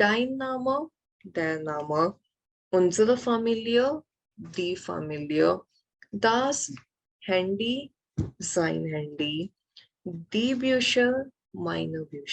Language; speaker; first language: German; non-native, fluent; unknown